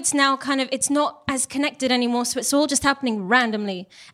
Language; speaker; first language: English; native; English